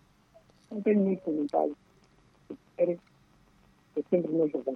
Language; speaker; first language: Portuguese; non-native, local second language; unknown